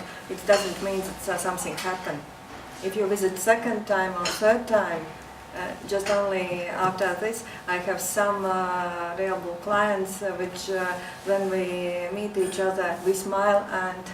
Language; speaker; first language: English; non-native, learner; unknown